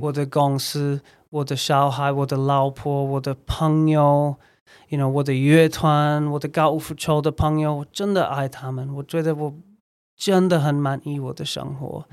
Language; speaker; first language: Chinese; non-native, learner; English